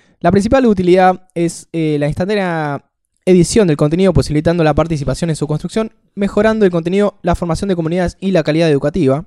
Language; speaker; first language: Spanish; native; Spanish